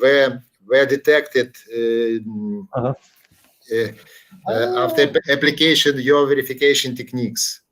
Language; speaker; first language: English; non-native, learner; Ukrainian